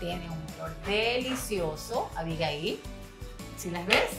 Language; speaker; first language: Spanish; native; Spanish